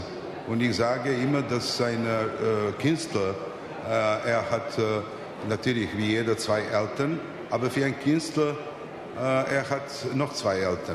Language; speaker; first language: German; non-native, fluent; Serbian